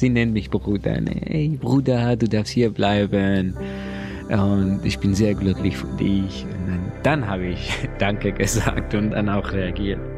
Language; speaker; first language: German; non-native, learner; Persian